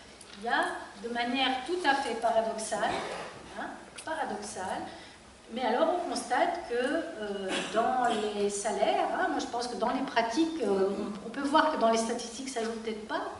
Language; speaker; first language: French; native; French